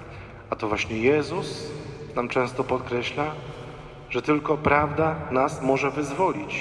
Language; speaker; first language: Polish; native; Polish